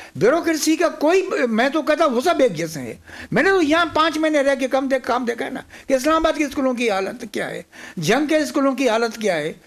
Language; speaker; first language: Urdu; non-native, local second language; Sindhi